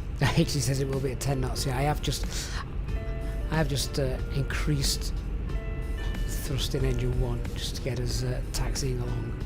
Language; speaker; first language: English; native; English